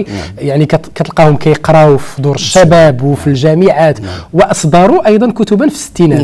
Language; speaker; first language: Arabic; native; Arabic